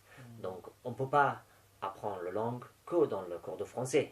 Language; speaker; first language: French; non-native, fluent; Persian